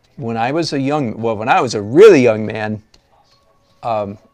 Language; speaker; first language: English; native; English